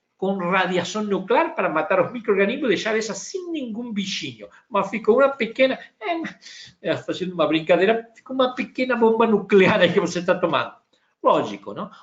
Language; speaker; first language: Portuguese; non-native, fluent; Spanish